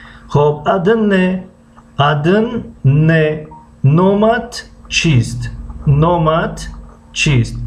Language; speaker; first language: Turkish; non-native, fluent; Tajik